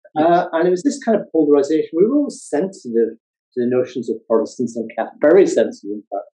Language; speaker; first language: English; native; English